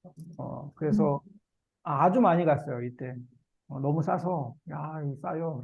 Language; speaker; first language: Korean; native; Korean